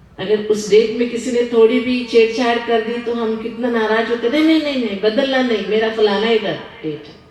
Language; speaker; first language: Hindi; non-native, local second language; Kannada